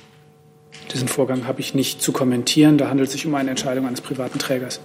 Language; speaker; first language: German; native; German